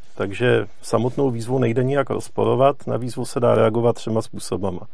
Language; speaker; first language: Czech; native; Czech